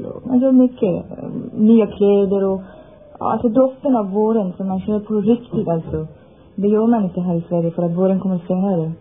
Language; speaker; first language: Swedish; non-native, fluent; Persian